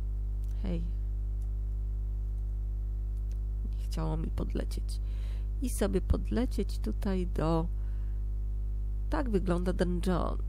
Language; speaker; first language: Polish; native; Polish